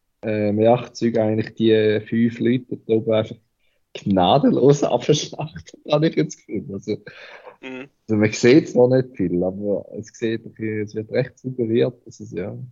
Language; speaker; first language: German; native; German